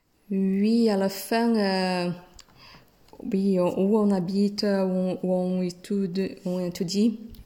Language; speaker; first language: French; non-native, learner; Portuguese